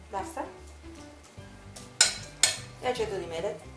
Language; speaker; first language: Italian; native; Italian